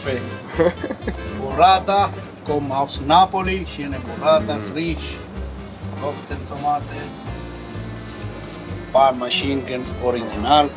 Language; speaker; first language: German; non-native, learner; Italian